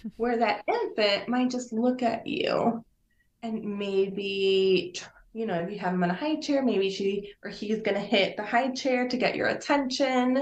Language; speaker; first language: English; early bilingual, other home language; Spanish